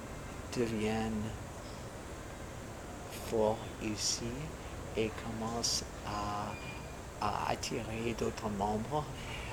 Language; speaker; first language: French; non-native, fluent; English